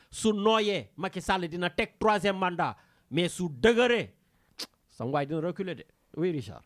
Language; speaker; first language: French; non-native, local second language; Wolof